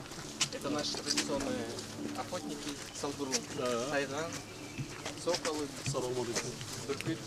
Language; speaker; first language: Russian; non-native, local second language; Kyrgyz